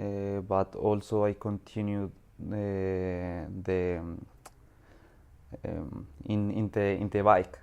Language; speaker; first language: English; non-native, learner; Spanish